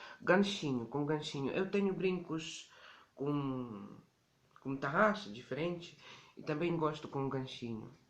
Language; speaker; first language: Portuguese; non-native, learner; Ukrainian